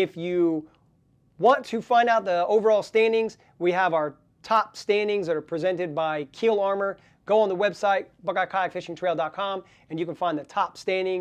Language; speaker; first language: English; native; English